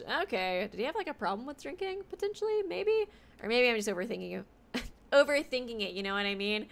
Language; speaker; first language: English; native; English